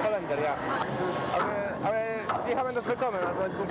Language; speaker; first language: German; non-native, fluent; Polish